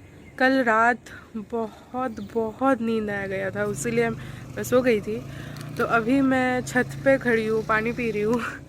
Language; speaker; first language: Hindi; non-native, local second language; Bangla